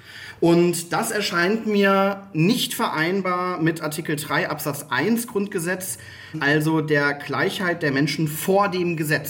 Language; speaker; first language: German; native; German